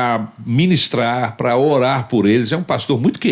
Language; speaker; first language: Portuguese; native; Portuguese